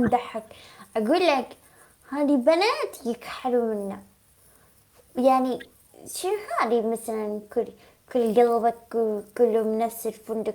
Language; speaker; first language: Arabic; non-native, learner; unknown